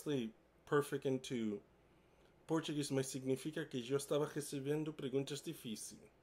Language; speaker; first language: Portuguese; non-native, learner; English